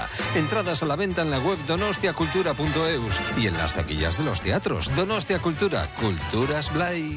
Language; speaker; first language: Spanish; native; Spanish